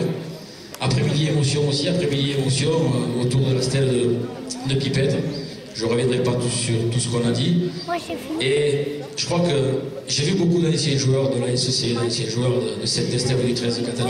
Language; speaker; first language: French; native; French